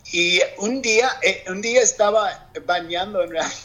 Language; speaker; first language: Spanish; non-native, learner; English